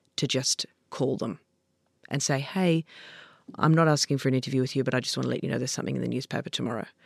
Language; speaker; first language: English; native; English